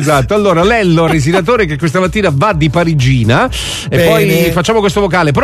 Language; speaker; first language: Italian; native; Italian